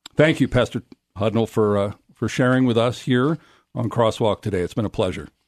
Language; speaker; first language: English; native; English